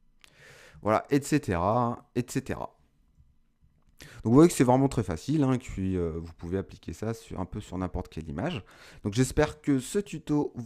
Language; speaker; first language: French; native; French